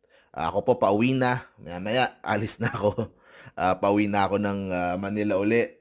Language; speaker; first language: Filipino; native; Filipino